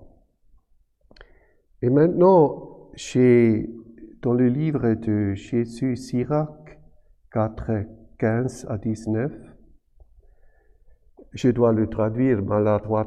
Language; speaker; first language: French; non-native, fluent; German